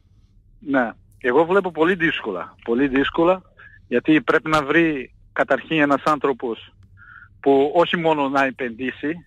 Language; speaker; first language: Greek; non-native, fluent; Portuguese